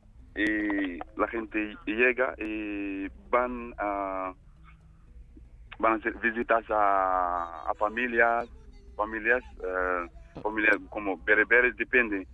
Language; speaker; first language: Spanish; non-native, fluent; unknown